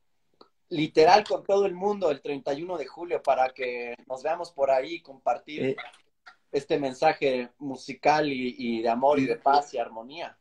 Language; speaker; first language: Spanish; native; Spanish